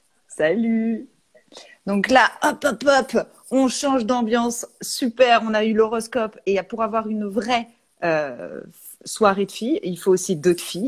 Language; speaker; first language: French; native; French